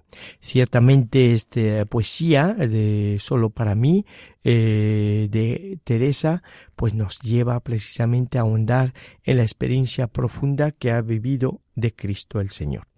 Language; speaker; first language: Spanish; native; Spanish